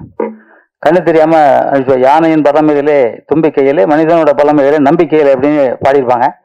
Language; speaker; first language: Tamil; native; Tamil